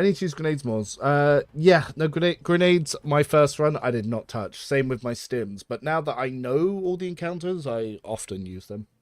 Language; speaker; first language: English; native; English